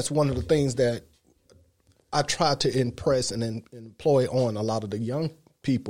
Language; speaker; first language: English; native; English